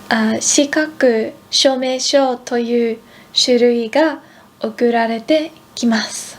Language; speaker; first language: Japanese; non-native, fluent; Dutch